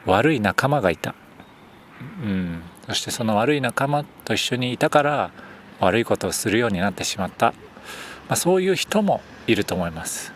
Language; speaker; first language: Japanese; native; Japanese